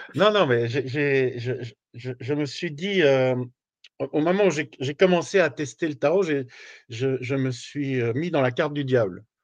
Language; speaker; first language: French; native; French